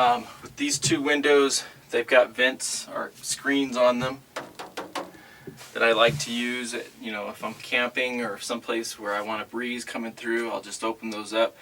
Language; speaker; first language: English; native; English